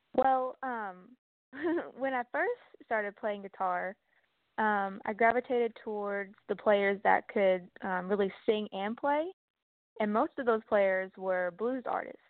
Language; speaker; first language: English; native; English